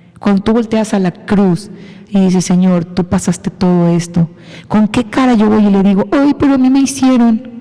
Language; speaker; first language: Spanish; native; Spanish